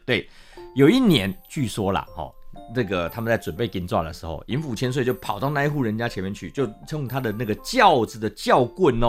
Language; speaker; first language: Chinese; native; Chinese